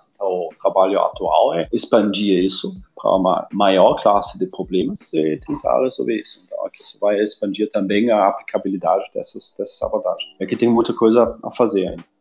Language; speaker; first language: Portuguese; non-native, fluent; German